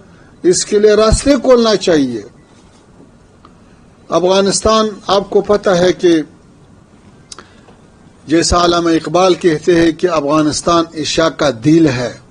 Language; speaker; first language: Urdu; non-native, fluent; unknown